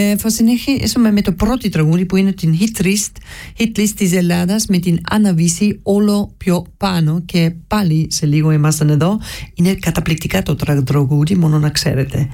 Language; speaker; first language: Greek; early bilingual, heritage; Greek